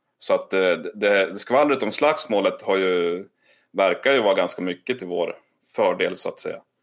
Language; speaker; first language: Swedish; native; Swedish